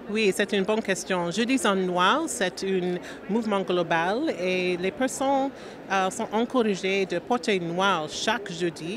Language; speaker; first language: French; non-native, learner; English